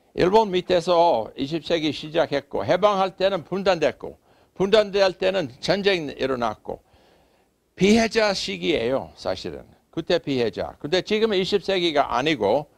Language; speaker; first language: Korean; non-native, fluent; English